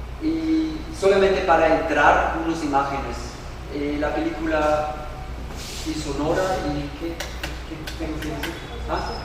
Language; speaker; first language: Spanish; non-native, learner; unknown